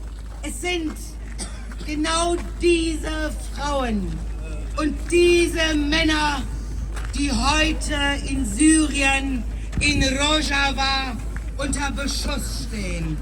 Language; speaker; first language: German; early bilingual, other home language; Kurdish